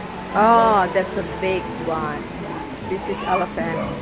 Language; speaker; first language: English; non-native, learner; Thai